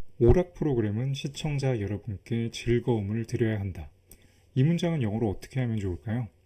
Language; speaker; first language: Korean; native; Korean